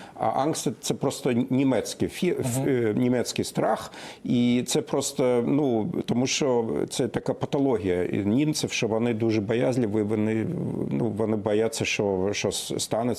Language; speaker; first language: Ukrainian; non-native, fluent; German